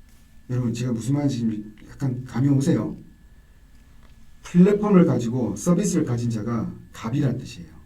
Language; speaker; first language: Korean; native; Korean